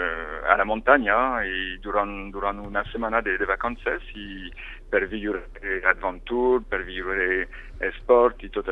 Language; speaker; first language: Catalan; non-native, fluent; French